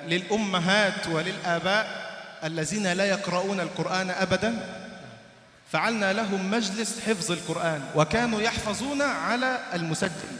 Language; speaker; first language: Arabic; native; Arabic